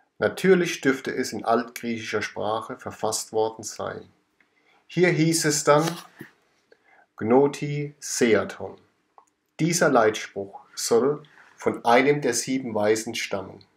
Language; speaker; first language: German; native; German